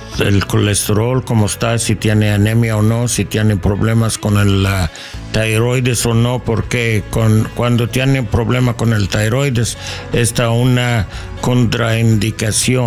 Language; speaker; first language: Spanish; non-native, learner; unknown